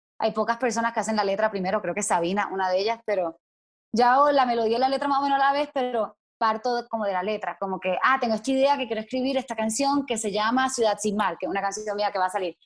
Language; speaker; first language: Spanish; native; Spanish